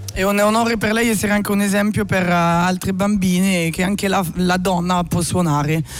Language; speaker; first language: Italian; native; Italian